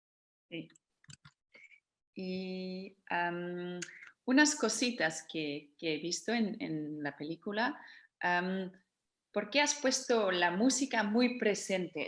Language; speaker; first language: Spanish; non-native, fluent; Dutch